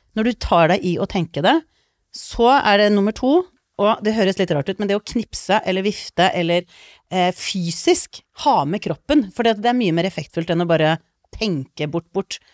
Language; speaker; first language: Norwegian; early bilingual, other home language; Icelandic